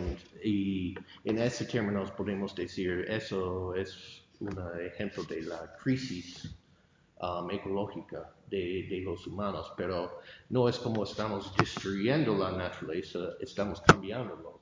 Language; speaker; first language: Spanish; non-native, fluent; English